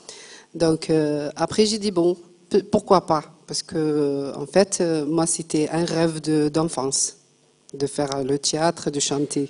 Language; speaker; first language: French; non-native, fluent; Arabic